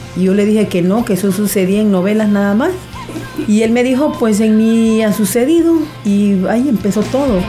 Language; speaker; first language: Spanish; native; Spanish